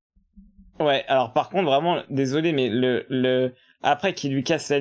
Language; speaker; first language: French; native; French